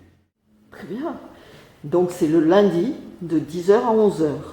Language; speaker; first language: French; native; French